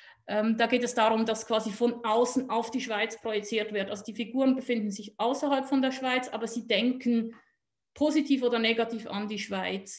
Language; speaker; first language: German; native; German